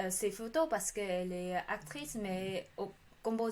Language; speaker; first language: French; non-native, learner; Khmer